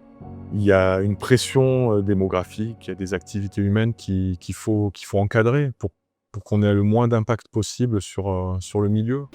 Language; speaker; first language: French; native; French